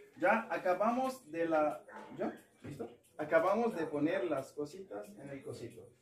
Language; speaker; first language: Spanish; non-native, learner; Arabic